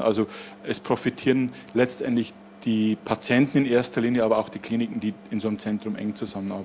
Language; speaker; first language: German; native; German